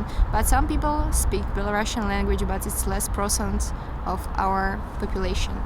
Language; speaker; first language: English; non-native, learner; Russian